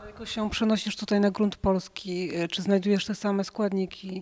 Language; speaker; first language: Polish; native; Polish